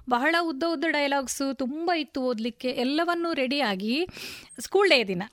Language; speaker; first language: Kannada; native; Kannada